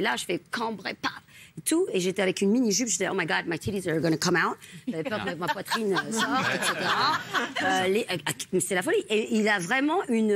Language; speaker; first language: French; non-native, fluent; English